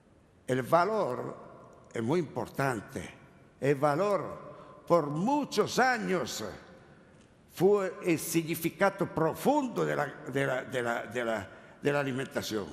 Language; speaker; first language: Spanish; non-native, learner; Italian